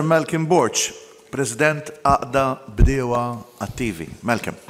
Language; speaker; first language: English; non-native, local second language; Maltese